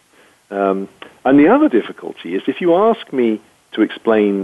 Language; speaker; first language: English; native; English